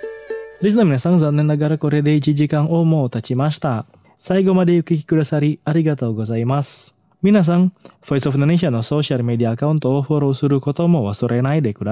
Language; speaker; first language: Japanese; non-native, fluent; Indonesian